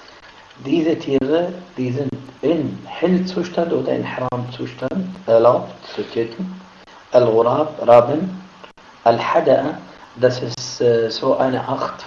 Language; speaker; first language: German; non-native, fluent; Arabic